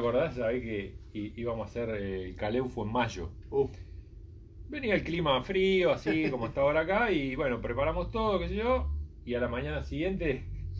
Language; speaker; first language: Spanish; native; Spanish